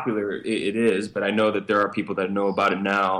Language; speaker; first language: English; native; English